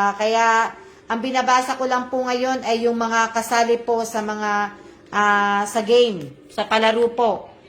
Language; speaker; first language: Filipino; non-native, local second language; Cebuano